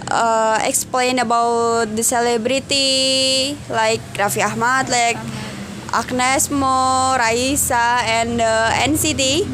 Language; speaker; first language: English; non-native, learner; Indonesian